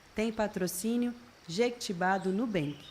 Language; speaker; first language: Portuguese; native; Portuguese